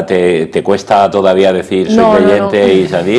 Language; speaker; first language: Spanish; native; Spanish